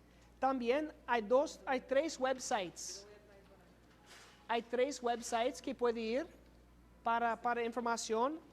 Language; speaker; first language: Spanish; non-native, learner; English